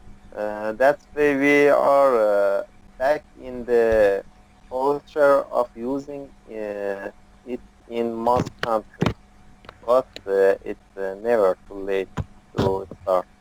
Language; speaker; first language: English; non-native, learner; Persian